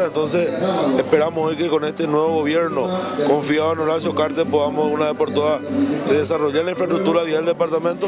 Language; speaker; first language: Spanish; native; Spanish